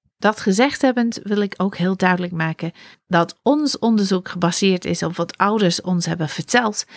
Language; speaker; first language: Dutch; non-native, fluent; English